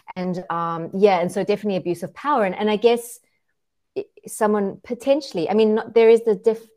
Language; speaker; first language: English; native; English